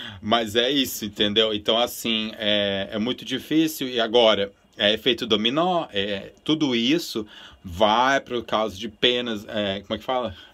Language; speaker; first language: Portuguese; early bilingual, other home language; Spanish